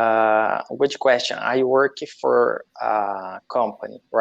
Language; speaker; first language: English; non-native, learner; Portuguese